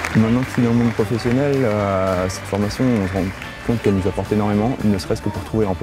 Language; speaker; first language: French; native; French